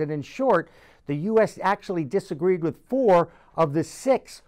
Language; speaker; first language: English; native; English